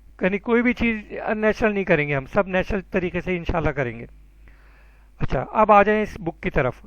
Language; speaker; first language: Urdu; native; Urdu